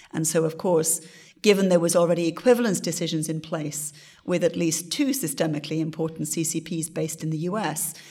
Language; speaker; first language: English; native; English